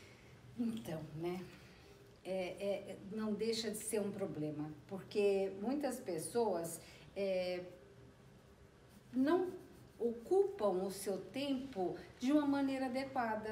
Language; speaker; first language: Portuguese; native; Portuguese